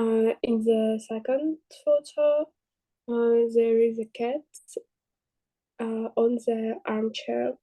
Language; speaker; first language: English; non-native, learner; Russian